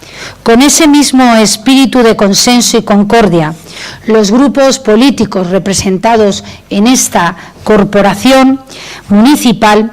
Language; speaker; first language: Spanish; native; Spanish